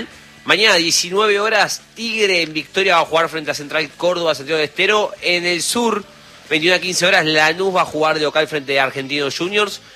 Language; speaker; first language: Spanish; native; Spanish